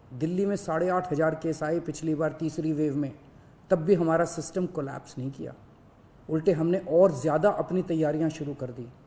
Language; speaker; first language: Hindi; native; Hindi